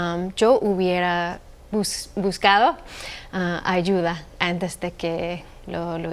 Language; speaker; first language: Spanish; non-native, fluent; English